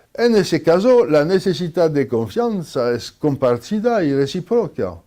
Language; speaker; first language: Spanish; non-native, fluent; French